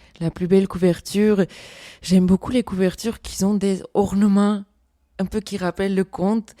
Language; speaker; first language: French; non-native, fluent; Armenian